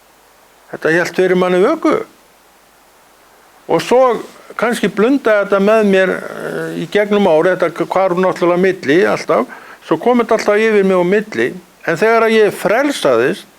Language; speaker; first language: Icelandic; native; Icelandic